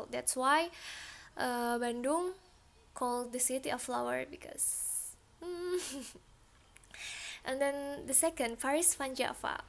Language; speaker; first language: English; non-native, learner; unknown